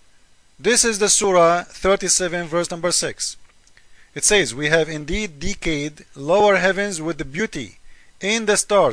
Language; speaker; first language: English; non-native, fluent; Arabic